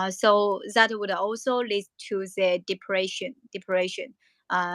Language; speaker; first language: English; non-native, learner; Chinese